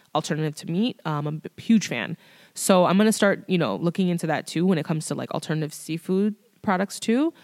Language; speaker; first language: English; early bilingual, other home language; Thai